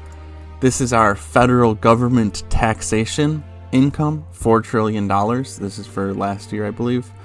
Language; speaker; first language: English; native; English